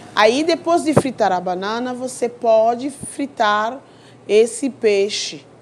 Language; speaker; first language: Portuguese; non-native, fluent; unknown